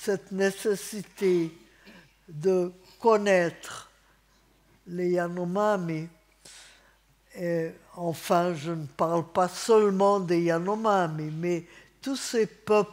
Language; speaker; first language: French; non-native, fluent; Hungarian